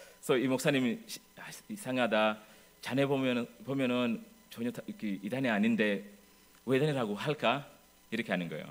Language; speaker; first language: Korean; non-native, fluent; English